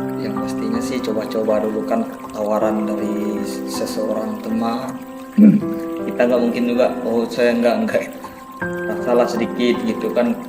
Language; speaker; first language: Indonesian; non-native, local second language; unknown